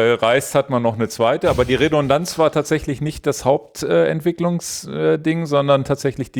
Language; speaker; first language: German; native; German